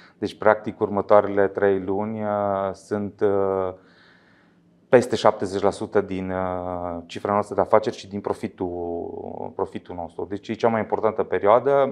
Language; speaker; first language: Romanian; native; Romanian